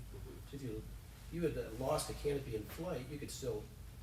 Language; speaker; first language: English; native; English